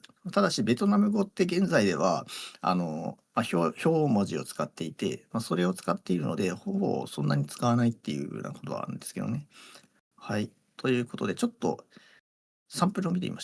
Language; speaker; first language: Japanese; native; Japanese